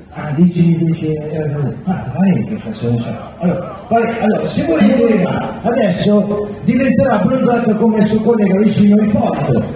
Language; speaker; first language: Italian; native; Italian